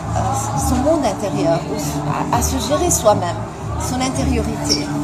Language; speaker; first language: French; non-native, local second language; Arabic